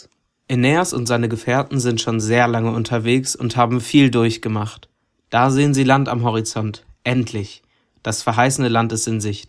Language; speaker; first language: German; native; German